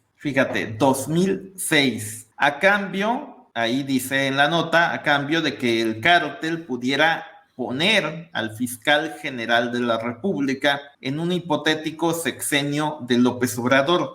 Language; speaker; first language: Spanish; native; Spanish